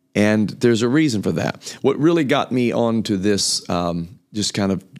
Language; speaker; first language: English; native; English